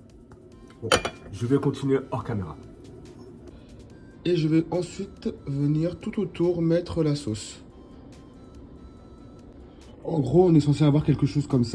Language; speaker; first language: French; native; French